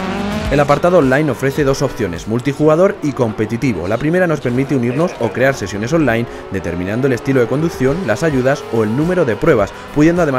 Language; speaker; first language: Spanish; native; Spanish